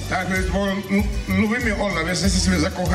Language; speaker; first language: Polish; non-native, learner; Spanish